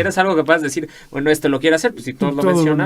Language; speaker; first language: Spanish; native; Spanish